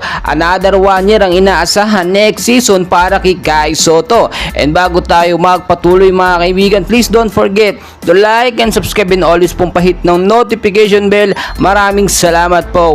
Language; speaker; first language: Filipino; native; Filipino